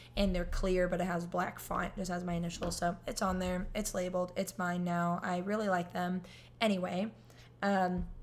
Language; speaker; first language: English; native; English